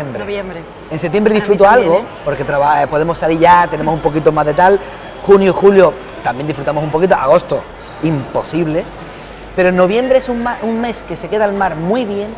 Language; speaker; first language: Spanish; native; Spanish